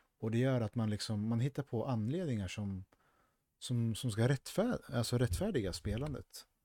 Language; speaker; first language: Swedish; early bilingual, other home language; Spanish